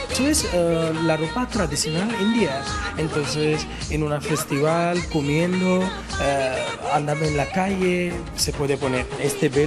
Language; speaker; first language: Spanish; non-native, fluent; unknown